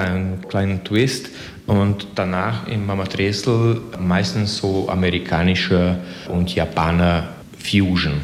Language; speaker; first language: German; non-native, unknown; Hungarian